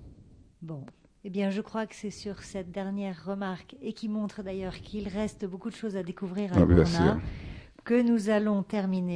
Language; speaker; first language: French; native; French